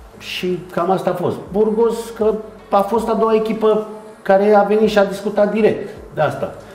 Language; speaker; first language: Romanian; native; Romanian